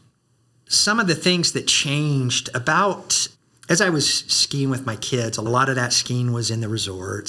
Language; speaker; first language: English; native; English